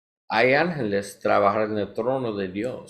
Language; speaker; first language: Spanish; non-native, learner; English